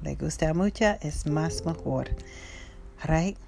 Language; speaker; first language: Spanish; non-native, learner; English